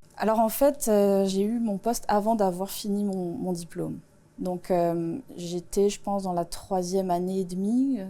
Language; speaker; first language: French; non-native, local second language; Swiss German